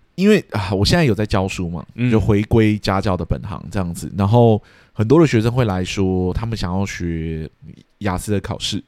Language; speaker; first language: Chinese; early bilingual, heritage; Chinese